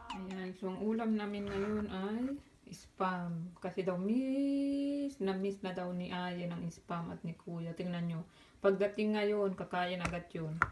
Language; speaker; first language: Filipino; native; Filipino